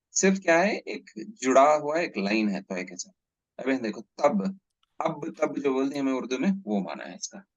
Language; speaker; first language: Hindi; non-native, local second language; Urdu